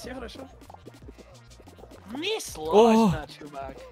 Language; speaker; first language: Russian; non-native, learner; English